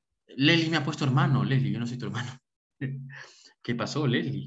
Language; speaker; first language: Spanish; native; Spanish